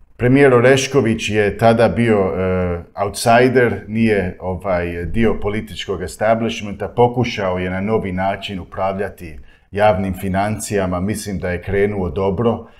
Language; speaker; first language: Croatian; early bilingual, heritage; Croatian